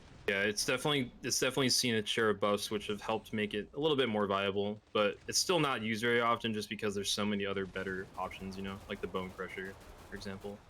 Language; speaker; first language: English; native; English